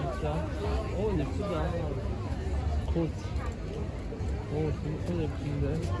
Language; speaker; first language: Korean; non-native, learner; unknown